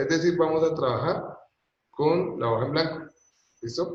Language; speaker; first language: Spanish; native; Spanish